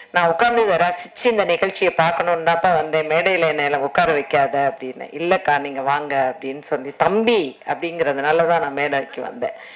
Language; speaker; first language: Tamil; native; Tamil